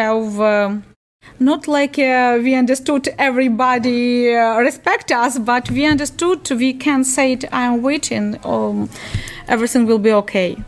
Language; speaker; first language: English; non-native, learner; Ukrainian